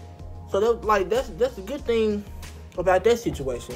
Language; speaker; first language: English; native; English